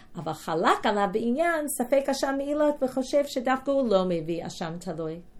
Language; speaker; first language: Hebrew; non-native, fluent; English